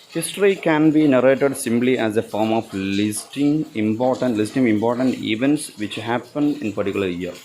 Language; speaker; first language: English; non-native, local second language; Malayalam